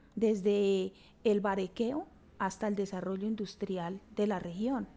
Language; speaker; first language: Spanish; native; Spanish